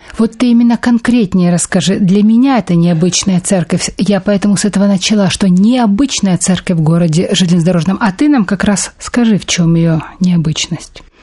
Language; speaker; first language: Russian; native; Russian